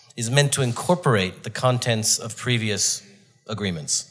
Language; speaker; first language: English; native; English